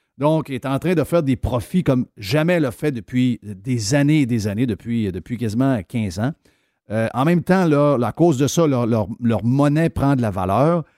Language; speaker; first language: French; native; French